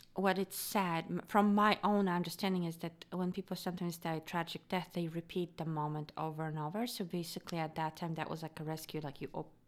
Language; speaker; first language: English; non-native, fluent; Polish